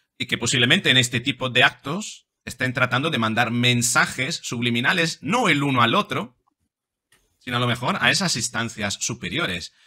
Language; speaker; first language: Spanish; non-native, fluent; Italian